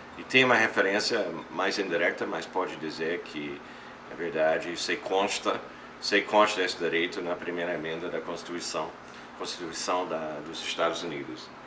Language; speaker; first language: Portuguese; non-native, fluent; English